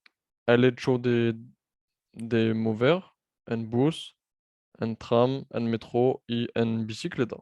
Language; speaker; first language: Spanish; non-native, fluent; French